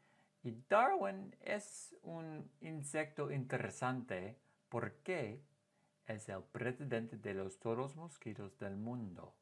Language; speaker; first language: Spanish; non-native, fluent; English